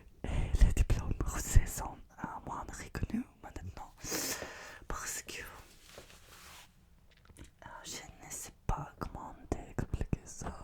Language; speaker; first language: French; non-native, learner; Russian